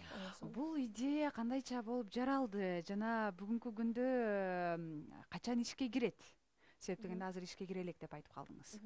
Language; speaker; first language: Kyrgyz; native; Kyrgyz